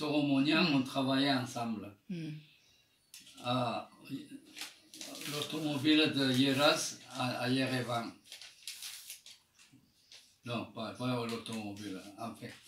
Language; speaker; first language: French; non-native, fluent; Armenian